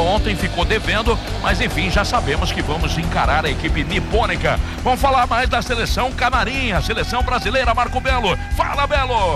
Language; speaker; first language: Portuguese; native; Portuguese